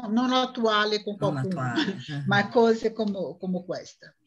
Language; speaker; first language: Italian; non-native, learner; Portuguese